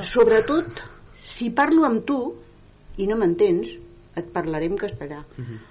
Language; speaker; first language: Catalan; non-native, local second language; Spanish